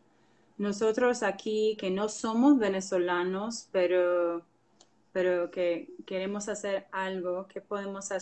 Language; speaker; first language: Spanish; non-native, fluent; English